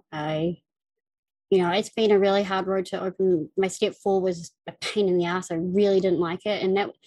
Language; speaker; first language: English; native; English